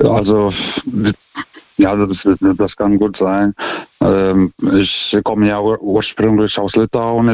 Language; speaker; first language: German; non-native, fluent; Lithuanian